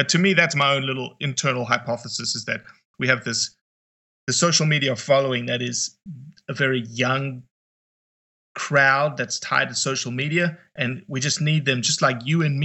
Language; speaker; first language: English; native; English